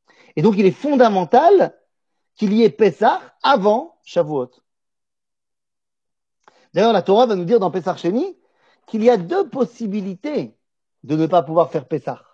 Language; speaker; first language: French; native; French